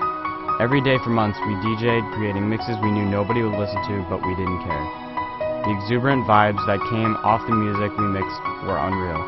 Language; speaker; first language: English; native; English